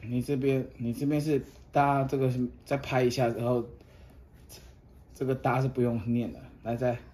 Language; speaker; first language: Chinese; native; Chinese